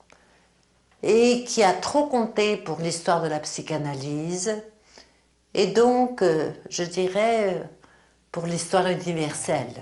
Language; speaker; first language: French; native; French